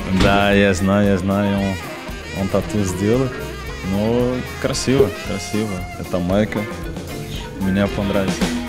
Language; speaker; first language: Russian; non-native, learner; Portuguese